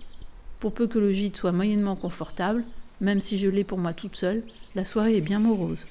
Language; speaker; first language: French; native; French